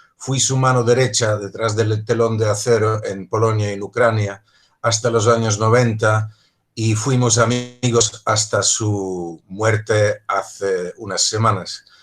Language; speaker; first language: Spanish; non-native, fluent; Polish